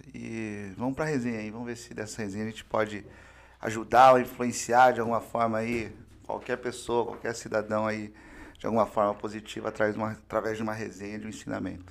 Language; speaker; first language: Portuguese; native; Portuguese